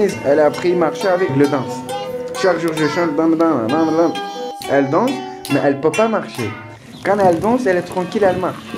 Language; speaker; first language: French; non-native, learner; Kurdish